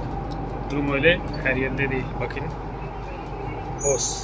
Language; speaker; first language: Turkish; non-native, fluent; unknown